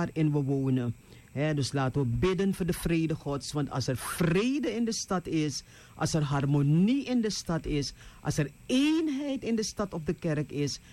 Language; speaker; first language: Dutch; native; Dutch